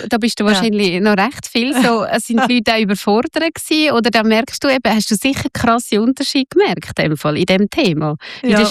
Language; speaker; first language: German; native; German